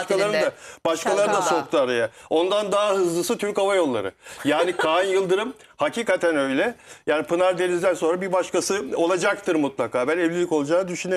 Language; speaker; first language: Turkish; native; Turkish